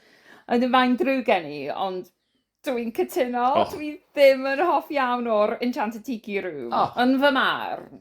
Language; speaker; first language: Welsh; non-native, learner; English